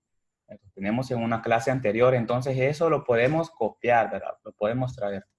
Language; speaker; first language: Spanish; native; Spanish